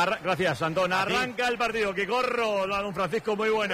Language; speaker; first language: Spanish; native; Spanish